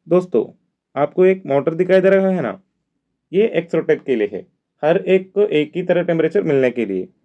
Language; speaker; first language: Hindi; non-native, local second language; Malayalam